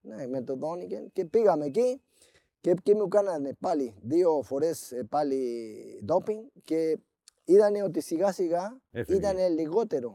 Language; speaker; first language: Greek; non-native, fluent; Spanish